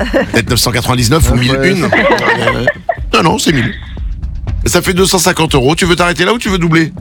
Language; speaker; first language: French; native; French